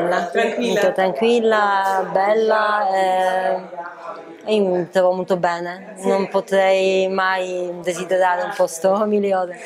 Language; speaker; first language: Italian; non-native, fluent; Polish